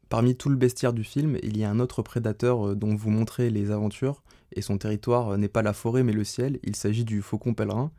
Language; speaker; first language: French; native; French